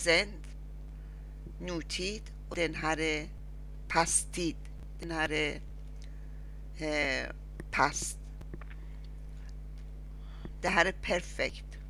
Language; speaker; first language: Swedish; non-native, learner; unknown